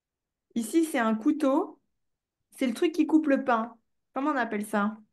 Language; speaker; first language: French; native; French